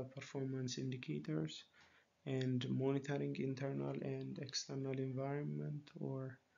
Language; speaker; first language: English; non-native, local second language; Amharic